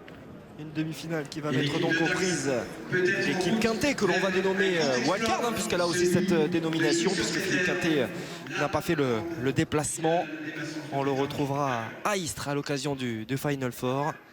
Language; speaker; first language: French; native; French